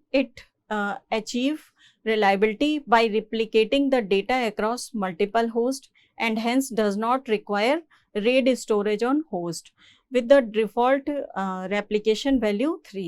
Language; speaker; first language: English; non-native, local second language; Hindi